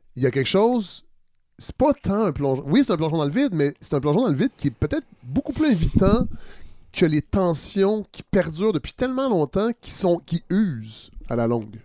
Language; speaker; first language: French; native; French